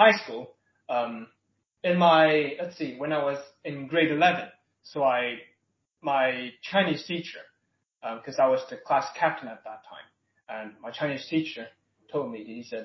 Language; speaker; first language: English; non-native, local second language; Cantonese